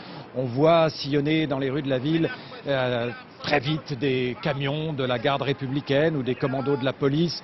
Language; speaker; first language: French; native; French